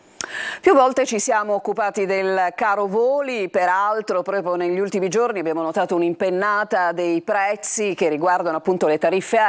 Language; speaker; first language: Italian; native; Italian